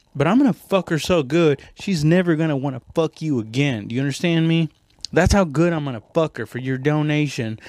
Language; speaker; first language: English; non-native, fluent; Spanish